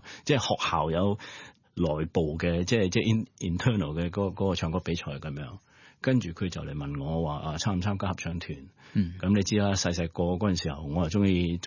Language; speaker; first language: Cantonese; early bilingual, heritage; Cantonese